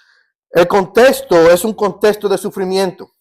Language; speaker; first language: Spanish; native; Spanish